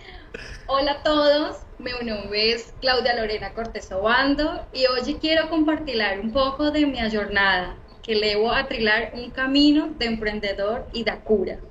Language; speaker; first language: Portuguese; non-native, learner; Spanish